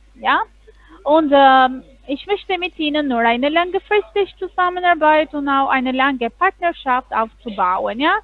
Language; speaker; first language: German; non-native, learner; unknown